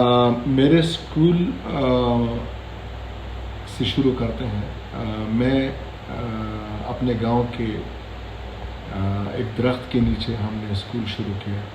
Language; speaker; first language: Hindi; non-native, local second language; Pashto